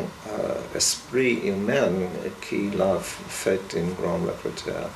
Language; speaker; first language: French; non-native, fluent; English